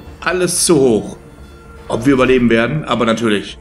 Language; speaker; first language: German; native; German